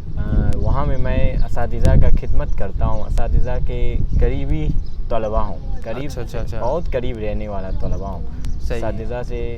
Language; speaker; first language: Hindi; non-native, learner; Burmese